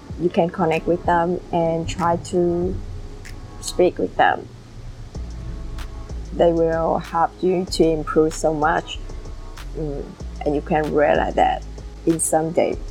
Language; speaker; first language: English; non-native, learner; Vietnamese